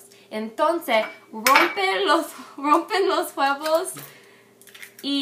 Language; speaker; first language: Spanish; non-native, learner; English